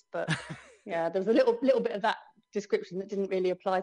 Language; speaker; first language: English; native; English